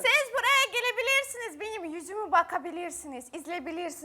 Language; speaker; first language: Turkish; non-native, learner; Russian